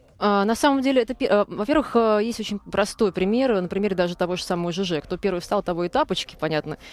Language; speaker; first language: Russian; native; Russian